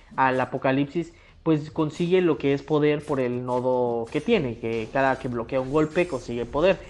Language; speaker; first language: Spanish; native; Spanish